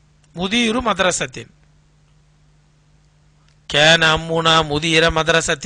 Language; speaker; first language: Arabic; non-native, fluent; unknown